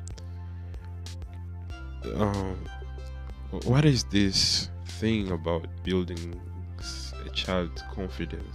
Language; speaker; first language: English; non-native, local second language; Swahili